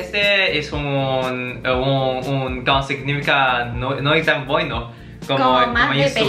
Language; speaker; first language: Spanish; non-native, learner; Chinese